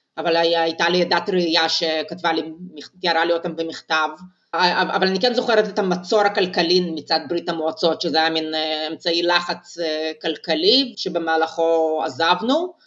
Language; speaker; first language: Hebrew; non-native, fluent; Russian